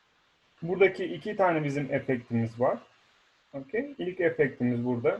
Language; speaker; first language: Turkish; native; Turkish